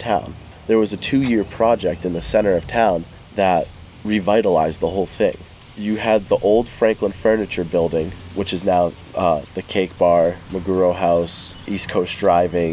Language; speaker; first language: English; native; English